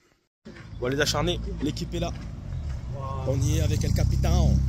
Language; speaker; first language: French; native; French